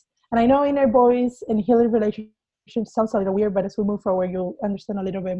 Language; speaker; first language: English; non-native, fluent; Spanish